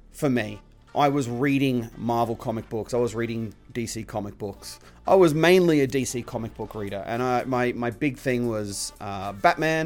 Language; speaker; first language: English; native; English